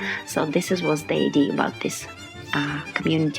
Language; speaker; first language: English; non-native, fluent; Russian